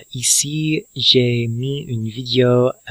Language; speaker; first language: French; non-native, learner; English